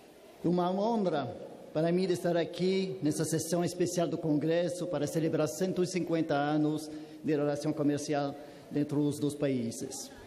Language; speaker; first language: Portuguese; non-native, fluent; French